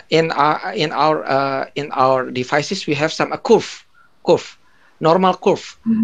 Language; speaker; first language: English; non-native, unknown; Indonesian